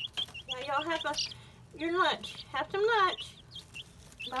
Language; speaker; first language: English; native; English